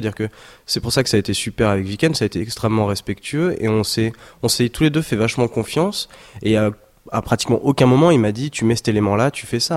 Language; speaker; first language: French; native; French